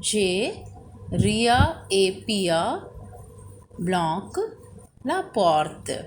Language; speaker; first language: French; non-native, fluent; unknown